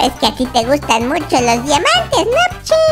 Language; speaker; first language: Spanish; native; Spanish